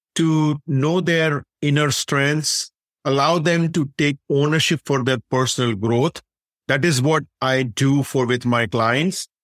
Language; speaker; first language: English; non-native, local second language; Hindi